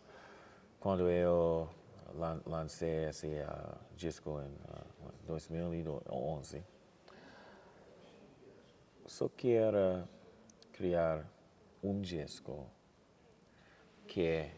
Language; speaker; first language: Portuguese; non-native, learner; English